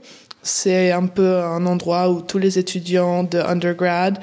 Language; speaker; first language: French; early bilingual, heritage; English